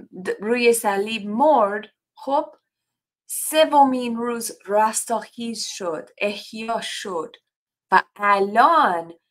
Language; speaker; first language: Persian; non-native, learner; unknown